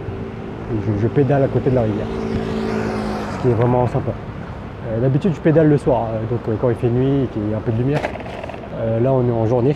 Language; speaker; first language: French; native; French